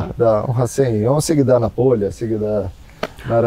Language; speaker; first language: Russian; non-native, learner; Portuguese